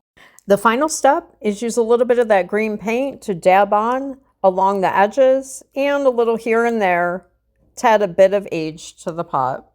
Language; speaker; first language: English; native; English